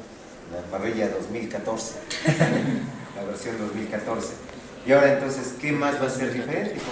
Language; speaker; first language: Spanish; native; Spanish